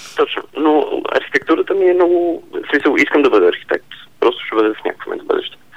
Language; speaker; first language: Bulgarian; early bilingual, heritage; Bulgarian